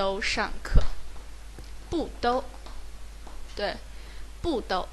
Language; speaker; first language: Chinese; native; Chinese